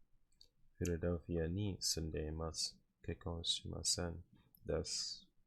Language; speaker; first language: Japanese; non-native, learner; English